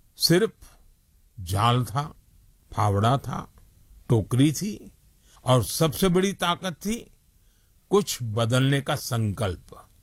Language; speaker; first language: Hindi; non-native, local second language; Gujarati